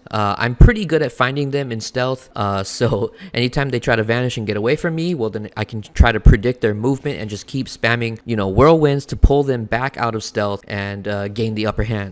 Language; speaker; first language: English; native; English